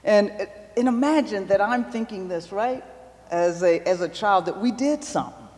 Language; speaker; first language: English; native; English